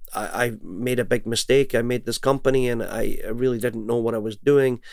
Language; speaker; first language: English; native; English